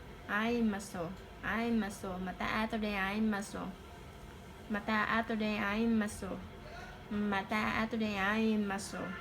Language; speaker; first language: Japanese; non-native, learner; Vietnamese